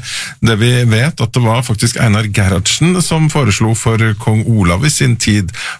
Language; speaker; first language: Norwegian; native; Norwegian